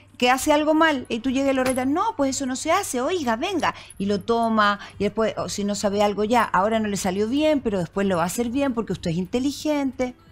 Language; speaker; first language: Spanish; native; Spanish